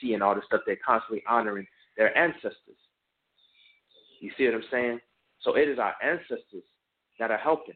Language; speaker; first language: English; native; English